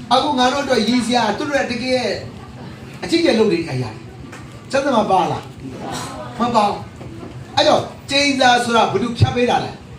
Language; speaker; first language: Burmese; non-native, local second language; Kachin